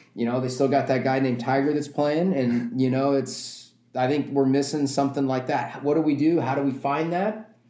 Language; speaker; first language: English; native; English